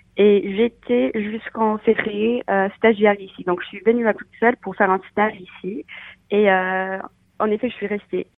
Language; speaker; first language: French; non-native, fluent; English